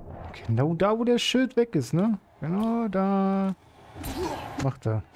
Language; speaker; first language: German; native; German